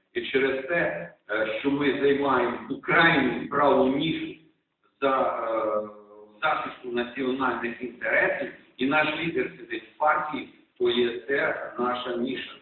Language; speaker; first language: Ukrainian; native; Ukrainian